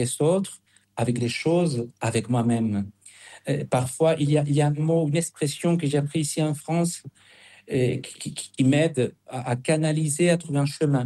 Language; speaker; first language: French; non-native, fluent; Spanish